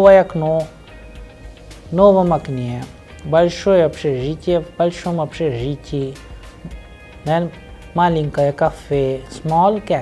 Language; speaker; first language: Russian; non-native, fluent; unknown